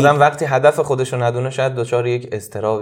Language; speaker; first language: Persian; native; Persian